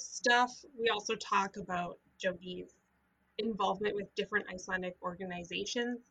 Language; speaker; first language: English; native; English